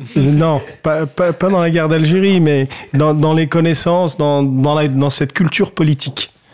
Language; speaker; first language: French; early bilingual, other home language; Kabyle